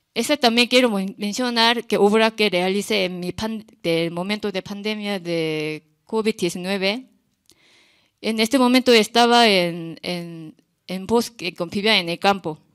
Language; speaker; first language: Spanish; non-native, learner; Korean